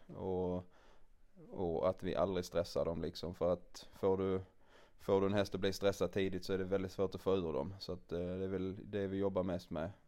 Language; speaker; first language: Swedish; native; Swedish